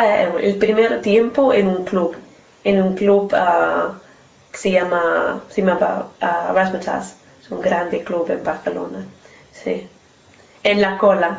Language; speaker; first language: Spanish; non-native, learner; English